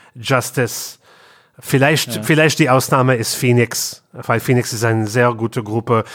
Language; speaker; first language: German; non-native, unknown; English